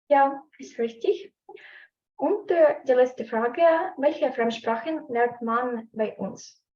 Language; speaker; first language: German; non-native, learner; Ukrainian